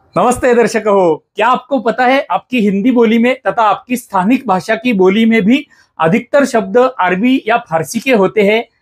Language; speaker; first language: Hindi; non-native, local second language; Marathi